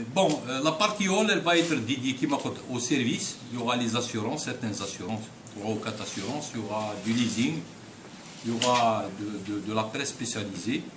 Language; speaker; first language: French; non-native, local second language; Arabic